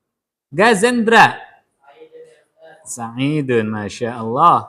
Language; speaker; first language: Arabic; non-native, fluent; Indonesian